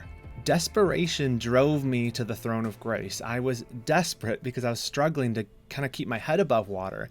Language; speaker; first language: English; native; English